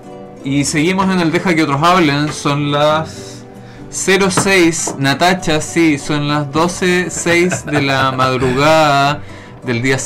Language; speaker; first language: Spanish; native; Spanish